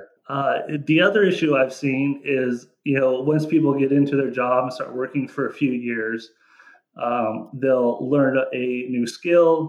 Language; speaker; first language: English; native; English